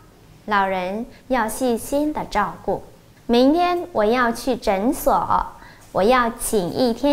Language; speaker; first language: Chinese; non-native, fluent; Vietnamese